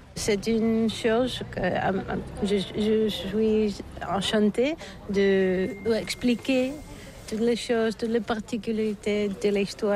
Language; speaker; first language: French; non-native, learner; Bulgarian